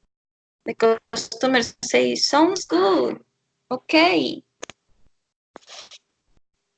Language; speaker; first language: English; non-native, learner; Spanish